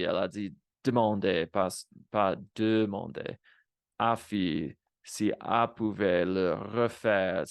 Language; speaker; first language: French; non-native, fluent; Spanish